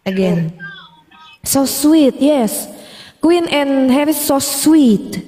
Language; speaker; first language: English; non-native, learner; Indonesian